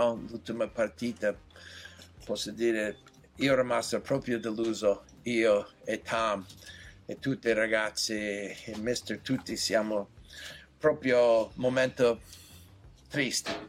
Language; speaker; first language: Italian; non-native, learner; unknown